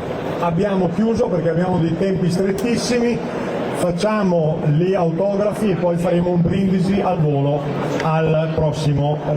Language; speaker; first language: Italian; native; Italian